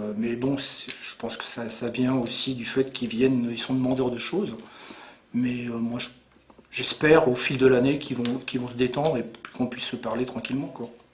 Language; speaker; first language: French; native; French